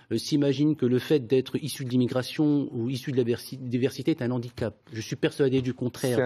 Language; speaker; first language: French; native; French